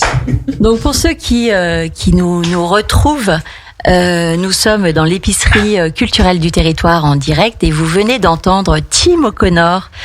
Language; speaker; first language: French; native; French